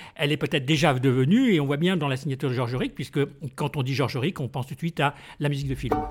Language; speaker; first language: French; native; French